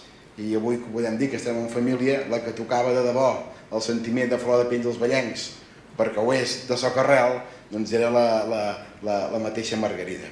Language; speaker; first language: Catalan; native; Catalan